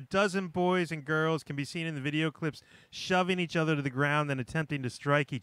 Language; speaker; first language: English; native; English